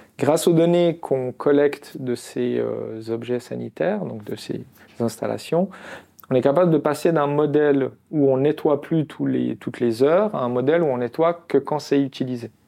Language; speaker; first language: French; non-native, local second language; Arabic